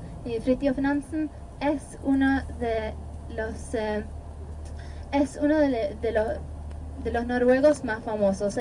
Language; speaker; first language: Spanish; non-native, fluent; Norwegian